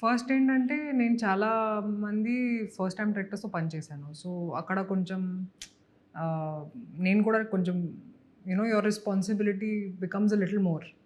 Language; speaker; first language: Telugu; non-native, local second language; Hindi